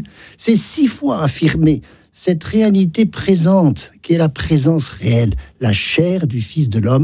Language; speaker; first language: French; native; French